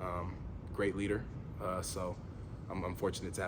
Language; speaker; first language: English; native; English